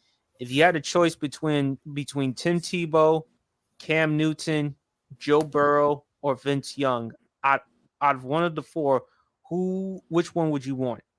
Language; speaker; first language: English; native; English